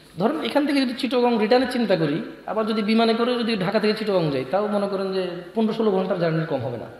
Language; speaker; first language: Bangla; early bilingual, heritage; Bangla